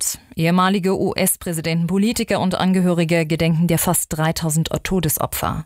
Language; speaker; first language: German; native; German